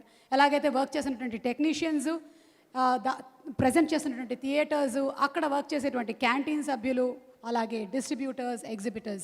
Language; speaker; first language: Telugu; native; Telugu